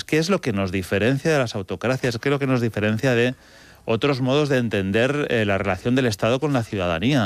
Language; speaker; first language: Spanish; native; Spanish